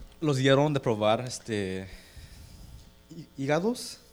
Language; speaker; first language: Spanish; early bilingual, heritage; Spanish